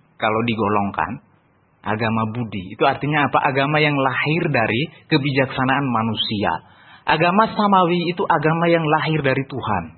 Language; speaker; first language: Indonesian; non-native, local second language; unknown